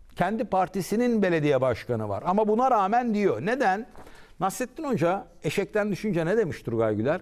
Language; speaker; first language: Turkish; native; Turkish